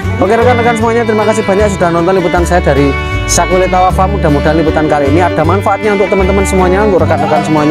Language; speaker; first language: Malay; non-native, local second language; Javanese